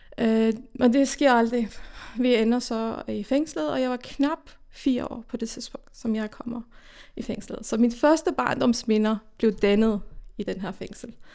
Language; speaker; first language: Danish; early bilingual, other home language; Persian